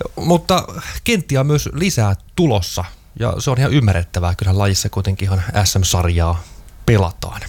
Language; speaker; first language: Finnish; native; Finnish